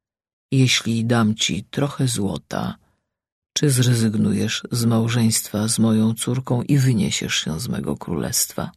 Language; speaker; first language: Polish; native; Polish